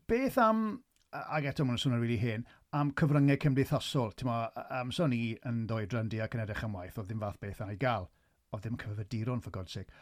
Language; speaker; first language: Welsh; native; Welsh